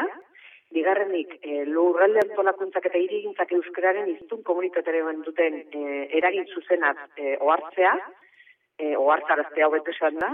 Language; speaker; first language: Basque; native; Basque